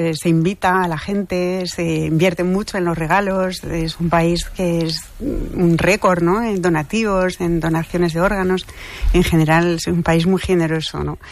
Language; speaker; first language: Spanish; non-native, fluent; French